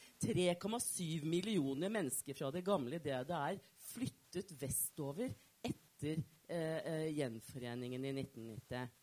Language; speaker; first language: Norwegian; non-native, fluent; German